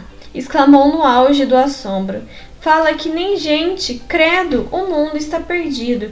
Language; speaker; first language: Portuguese; native; Portuguese